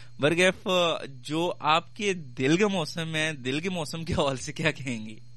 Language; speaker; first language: Urdu; non-native, local second language; Pashto